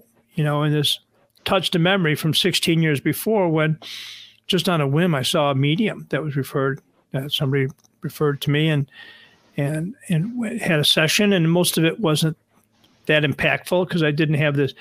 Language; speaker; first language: English; native; English